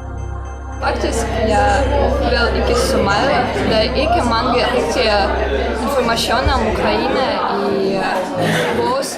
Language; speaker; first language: Danish; non-native, learner; Russian